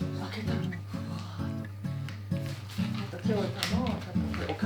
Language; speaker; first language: Japanese; native; Japanese